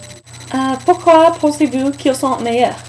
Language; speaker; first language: French; non-native, learner; English